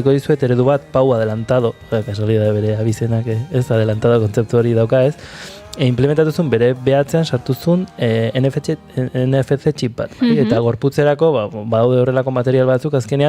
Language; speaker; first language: Basque; native; Basque